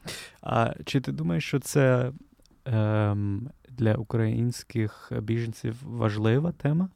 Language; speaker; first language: Ukrainian; non-native, learner; German